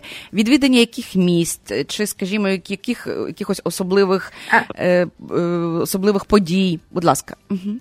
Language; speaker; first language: Ukrainian; native; Ukrainian